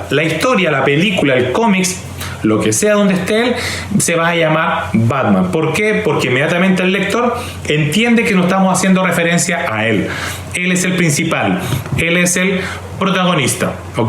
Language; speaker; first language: Spanish; native; Spanish